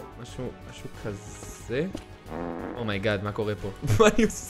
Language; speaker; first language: Hebrew; native; Hebrew